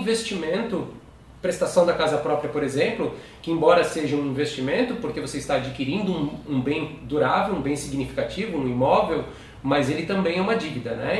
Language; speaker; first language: Portuguese; native; Portuguese